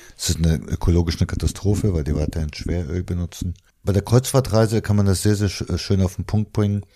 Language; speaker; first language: German; non-native, fluent; Bulgarian